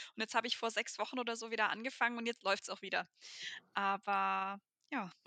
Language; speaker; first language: German; native; German